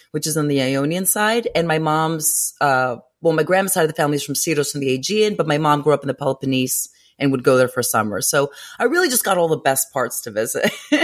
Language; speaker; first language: English; early bilingual, other home language; Greek